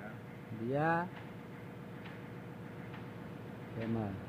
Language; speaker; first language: Spanish; non-native, local second language; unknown